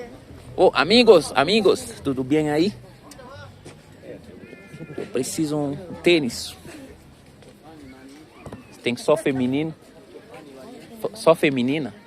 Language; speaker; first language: Portuguese; non-native, learner; Haitian Creole